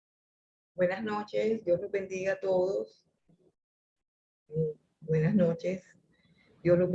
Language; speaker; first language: Spanish; native; Spanish